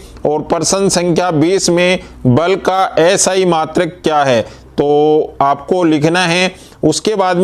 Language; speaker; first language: Hindi; native; Hindi